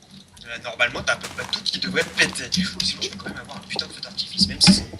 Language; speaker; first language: French; native; French